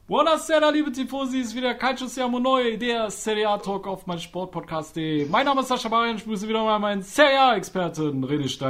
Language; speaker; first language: German; native; German